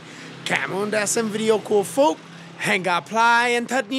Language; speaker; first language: Vietnamese; non-native, learner; English